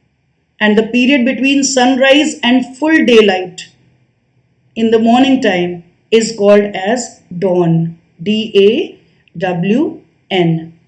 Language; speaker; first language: English; non-native, local second language; Hindi